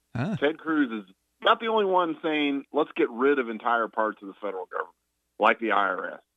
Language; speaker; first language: English; non-native, fluent; Spanish